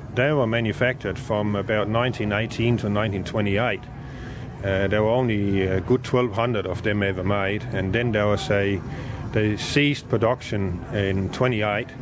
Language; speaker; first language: English; non-native, fluent; Danish